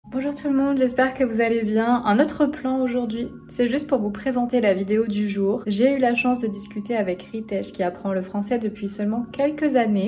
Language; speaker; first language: French; native; French